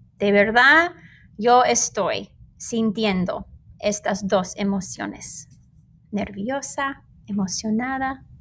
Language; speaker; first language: Spanish; non-native, fluent; English